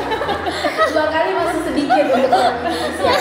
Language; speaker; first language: Indonesian; native; Indonesian